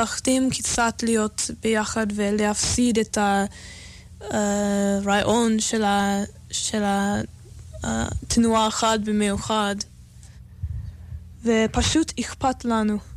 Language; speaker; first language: Hebrew; non-native, fluent; English